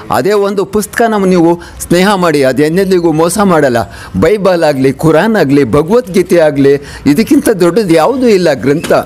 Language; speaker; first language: Kannada; non-native, local second language; Urdu